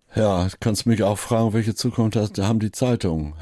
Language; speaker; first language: German; native; German